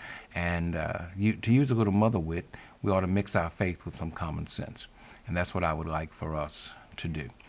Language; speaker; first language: English; native; English